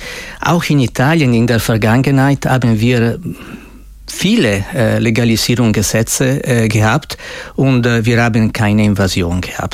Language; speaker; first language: German; non-native, local second language; Italian